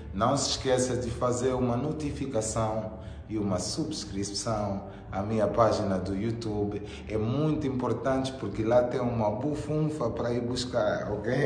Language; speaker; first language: Portuguese; native; Portuguese